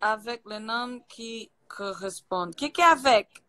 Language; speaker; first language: French; non-native, learner; Portuguese